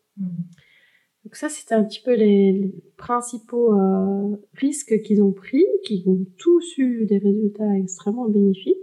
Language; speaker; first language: French; early bilingual, heritage; French